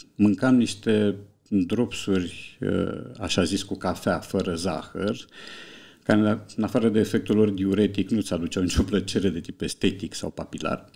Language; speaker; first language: Romanian; native; Romanian